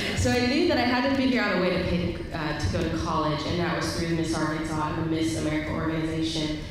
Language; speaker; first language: English; native; English